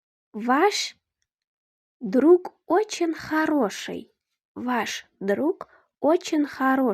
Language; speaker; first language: Russian; non-native, fluent; Uzbek